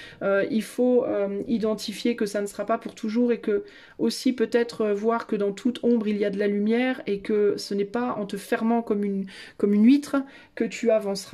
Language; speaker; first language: French; native; French